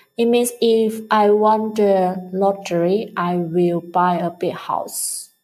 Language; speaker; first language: English; non-native, fluent; Chinese